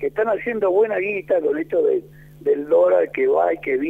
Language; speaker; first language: Spanish; native; Spanish